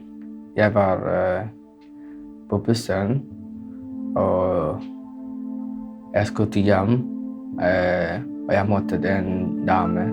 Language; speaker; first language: Norwegian; non-native, learner; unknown